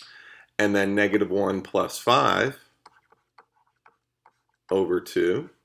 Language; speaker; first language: English; native; English